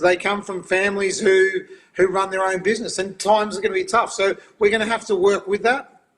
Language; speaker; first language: English; native; English